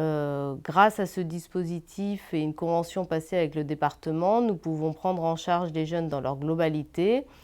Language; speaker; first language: French; native; French